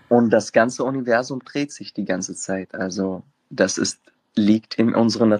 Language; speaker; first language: German; non-native, fluent; Arabic